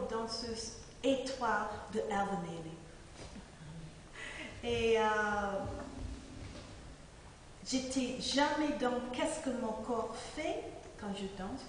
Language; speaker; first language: French; non-native, fluent; English